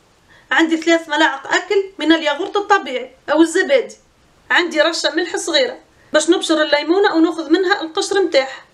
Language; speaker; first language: Arabic; native; Arabic